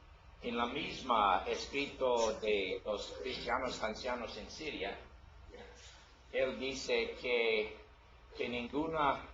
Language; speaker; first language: Spanish; non-native, learner; English